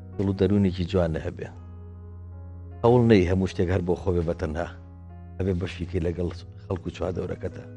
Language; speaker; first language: Central Kurdish; native; Central Kurdish